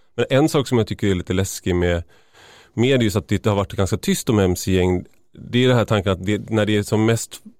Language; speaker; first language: Swedish; native; Swedish